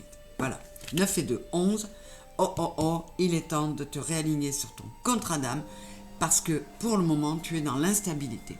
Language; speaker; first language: French; native; French